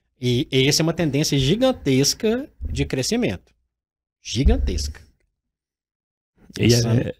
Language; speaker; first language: Portuguese; native; Portuguese